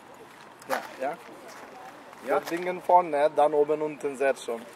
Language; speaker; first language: German; non-native, learner; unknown